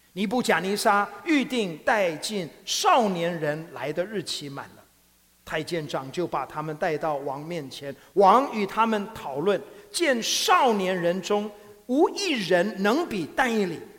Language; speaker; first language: Chinese; native; Chinese